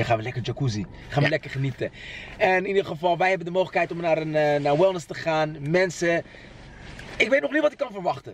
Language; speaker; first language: Dutch; native; Dutch